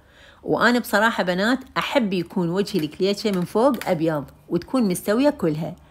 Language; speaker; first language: Arabic; native; Arabic